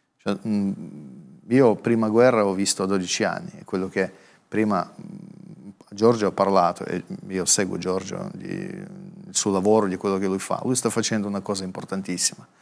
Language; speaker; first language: Italian; non-native, fluent; Russian